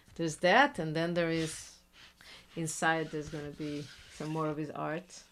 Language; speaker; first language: English; non-native, fluent; Hebrew